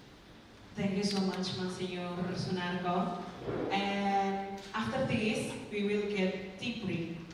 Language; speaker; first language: English; non-native, learner; Indonesian